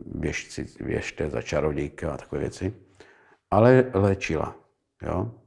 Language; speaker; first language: Czech; native; Czech